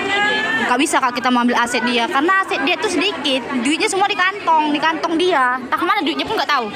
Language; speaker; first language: Indonesian; native; Indonesian